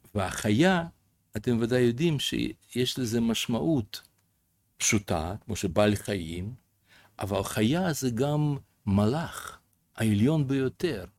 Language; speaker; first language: Hebrew; non-native, fluent; Russian